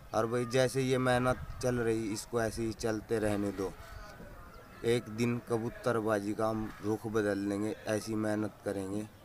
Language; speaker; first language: Hindi; native; Hindi